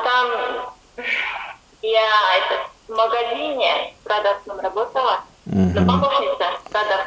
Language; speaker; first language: Russian; non-native, learner; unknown